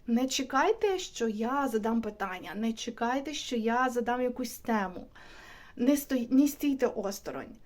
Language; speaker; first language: Ukrainian; non-native, local second language; Russian